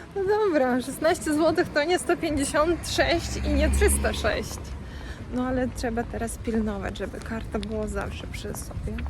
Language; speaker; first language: Polish; non-native, fluent; Russian